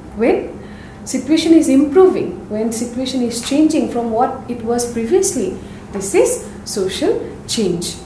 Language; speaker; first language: English; non-native, local second language; Assamese